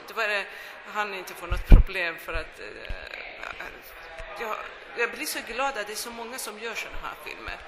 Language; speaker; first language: Swedish; non-native, fluent; Persian